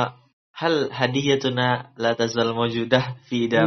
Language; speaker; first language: Arabic; non-native, fluent; Indonesian